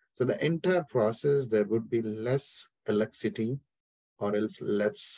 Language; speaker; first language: English; non-native, local second language; Telugu